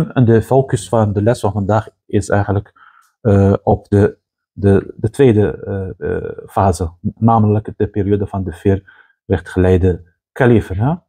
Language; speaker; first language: Dutch; non-native, fluent; Arabic